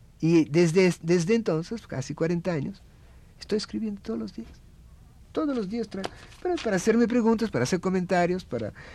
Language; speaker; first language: Spanish; non-native, fluent; Russian